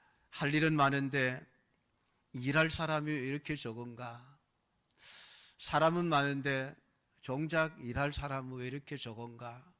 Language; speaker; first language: Korean; native; Korean